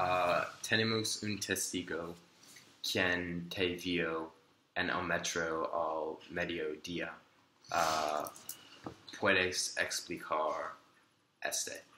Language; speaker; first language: Spanish; non-native, learner; English